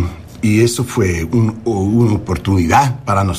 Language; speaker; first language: Spanish; non-native, learner; English